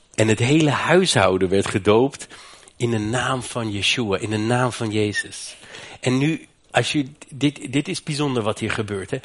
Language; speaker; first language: Dutch; non-native, fluent; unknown